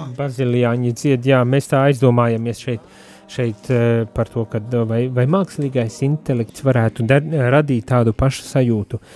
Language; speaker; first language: Latvian; native; Latvian